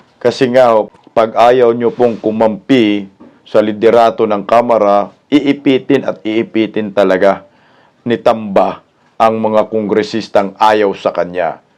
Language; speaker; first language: Filipino; native; Filipino